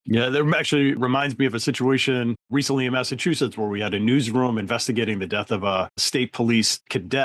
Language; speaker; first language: English; native; English